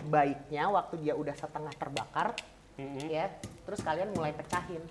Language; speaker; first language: Indonesian; native; Indonesian